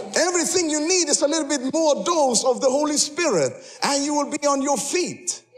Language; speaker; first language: English; early bilingual, heritage; Spanish